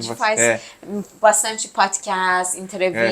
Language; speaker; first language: Portuguese; non-native, learner; Persian